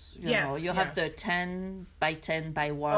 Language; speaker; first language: English; non-native, fluent; French